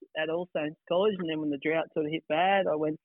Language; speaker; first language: English; native; English